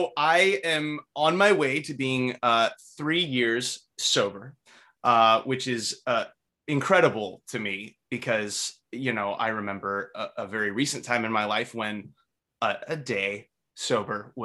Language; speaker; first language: English; native; English